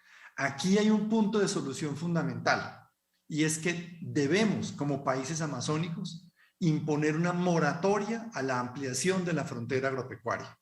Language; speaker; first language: Spanish; native; Spanish